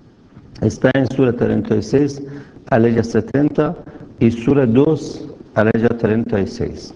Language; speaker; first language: Spanish; non-native, fluent; Persian